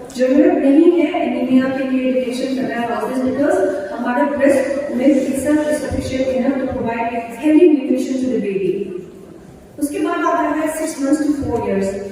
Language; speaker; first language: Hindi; non-native, local second language; Bangla